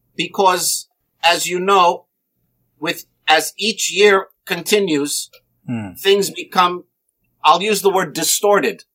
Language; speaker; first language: English; native; English